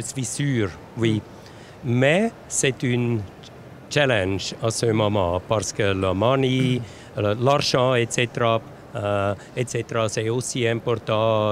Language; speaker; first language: French; non-native, local second language; German